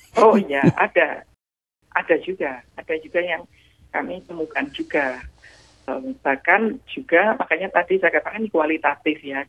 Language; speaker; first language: Indonesian; native; Indonesian